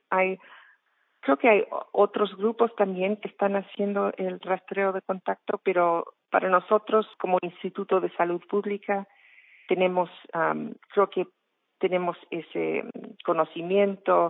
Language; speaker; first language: Spanish; non-native, fluent; English